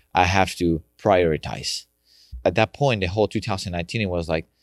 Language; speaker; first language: English; non-native, fluent; Spanish